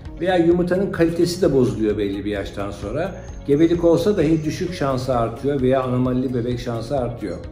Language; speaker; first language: Turkish; native; Turkish